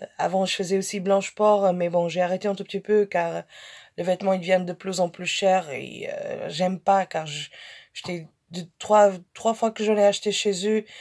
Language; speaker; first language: French; non-native, fluent; Portuguese